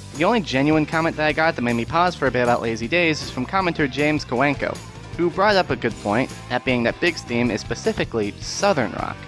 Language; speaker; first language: English; native; English